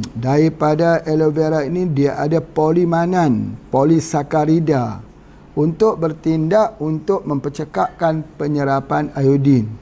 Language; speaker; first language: Malay; native; Malay